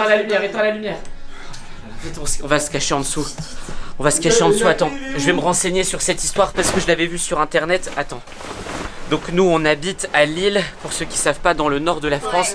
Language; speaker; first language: French; native; French